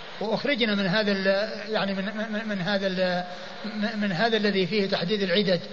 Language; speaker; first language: Arabic; native; Arabic